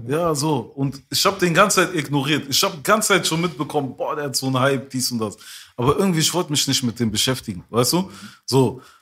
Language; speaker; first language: German; early bilingual, other home language; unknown